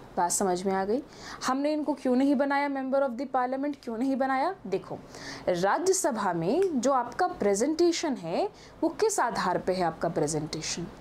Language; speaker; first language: Hindi; native; Hindi